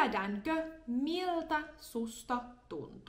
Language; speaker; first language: Finnish; non-native, fluent; English